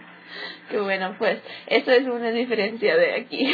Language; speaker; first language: Spanish; early bilingual, heritage; English